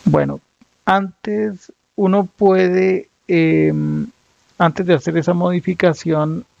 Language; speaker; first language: Spanish; native; Spanish